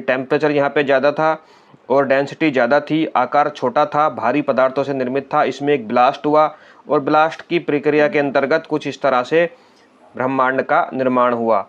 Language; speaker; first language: Hindi; native; Hindi